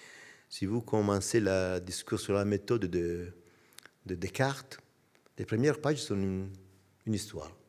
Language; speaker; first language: French; non-native, fluent; Italian